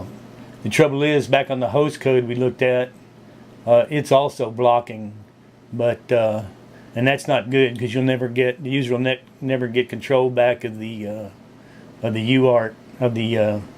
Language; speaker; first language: English; native; English